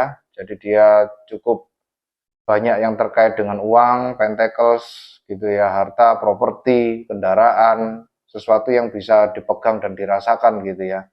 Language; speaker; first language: Indonesian; native; Indonesian